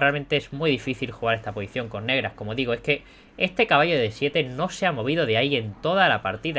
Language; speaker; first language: Spanish; native; Spanish